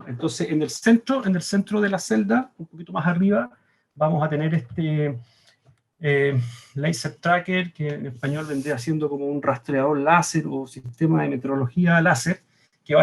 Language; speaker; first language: Spanish; native; Spanish